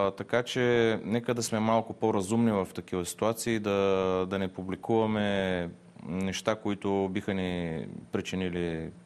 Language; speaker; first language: Bulgarian; non-native, local second language; Turkish